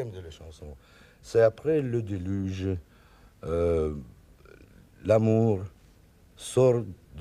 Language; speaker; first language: French; non-native, learner; Russian